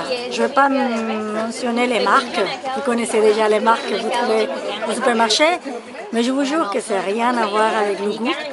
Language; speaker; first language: French; non-native, fluent; Spanish